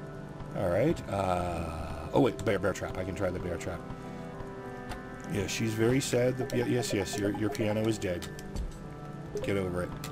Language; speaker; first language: English; native; English